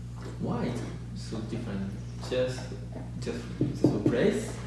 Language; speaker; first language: English; non-native, learner; Japanese